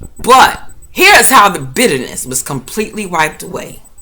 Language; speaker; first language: English; native; English